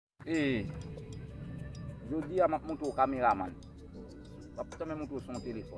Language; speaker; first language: French; non-native, learner; Haitian Creole